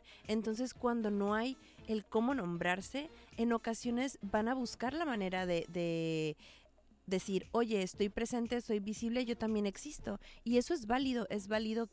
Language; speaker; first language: Spanish; native; Spanish